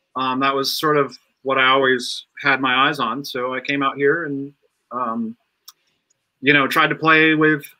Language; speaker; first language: English; native; English